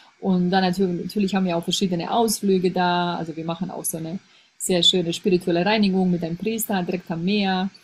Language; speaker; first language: German; non-native, fluent; Bosnian